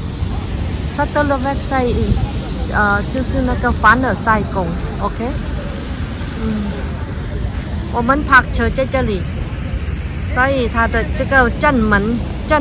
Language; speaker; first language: English; non-native, learner; Chinese